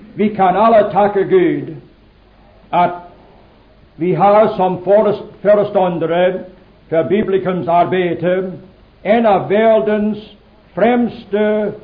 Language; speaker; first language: Swedish; non-native, fluent; English